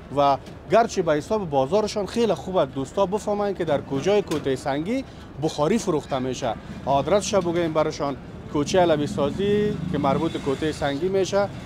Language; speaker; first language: Persian; native; Persian